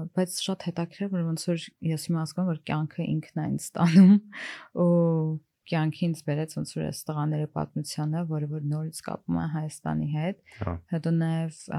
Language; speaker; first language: Armenian; early bilingual, heritage; Armenian